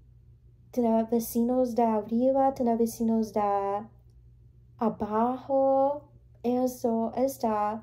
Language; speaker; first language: Spanish; early bilingual, heritage; English